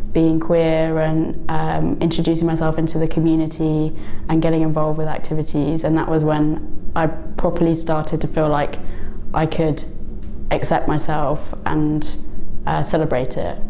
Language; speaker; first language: English; native; English